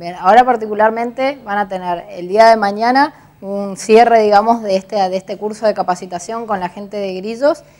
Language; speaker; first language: Spanish; native; Spanish